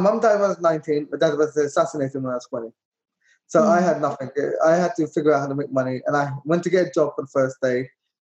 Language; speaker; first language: English; native; English